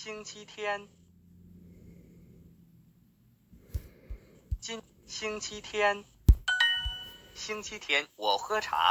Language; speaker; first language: Chinese; non-native, learner; English